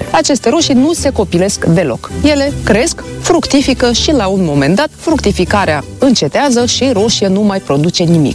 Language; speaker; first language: Romanian; native; Romanian